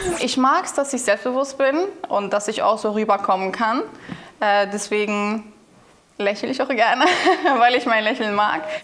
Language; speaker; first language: German; early bilingual, other home language; Albanian